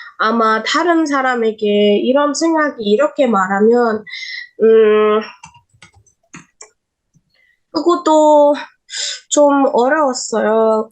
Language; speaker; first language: Korean; non-native, learner; Indonesian